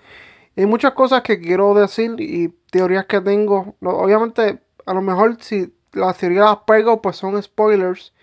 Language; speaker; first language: Spanish; native; Spanish